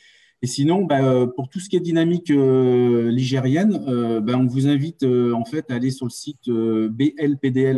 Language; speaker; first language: French; native; French